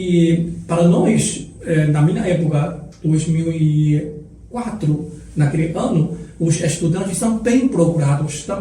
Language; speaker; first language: Portuguese; non-native, fluent; Chinese